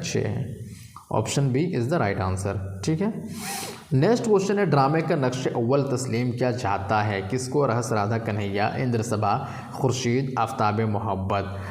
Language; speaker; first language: Hindi; non-native, local second language; Urdu